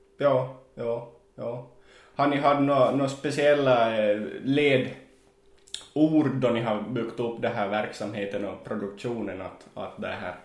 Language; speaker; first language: Swedish; native; Swedish